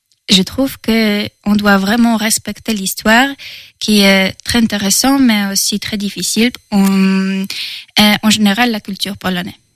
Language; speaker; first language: French; non-native, fluent; Polish